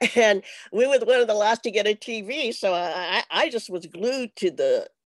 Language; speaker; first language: English; native; English